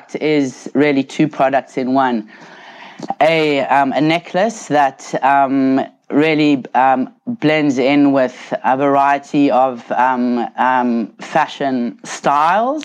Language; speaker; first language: English; native; English